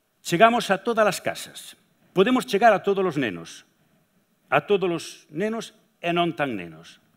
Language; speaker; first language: Galician; native; Galician